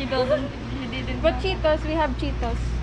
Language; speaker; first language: English; non-native, local second language; Filipino